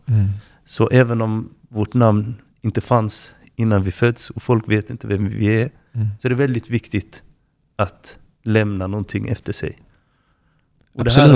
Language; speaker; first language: Swedish; non-native, fluent; Arabic